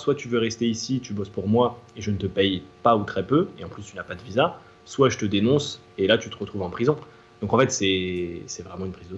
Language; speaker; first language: French; native; French